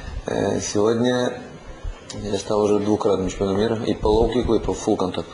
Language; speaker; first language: Russian; native; Russian